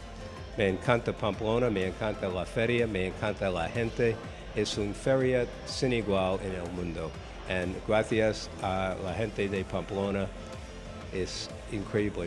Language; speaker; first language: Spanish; non-native, learner; English